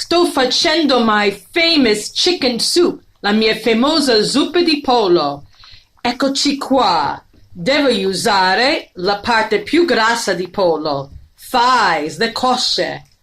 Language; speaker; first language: Italian; non-native, learner; English